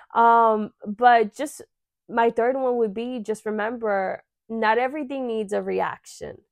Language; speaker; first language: English; early bilingual, other home language; Spanish